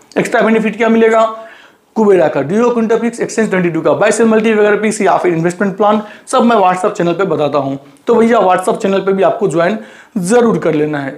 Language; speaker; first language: Hindi; native; Hindi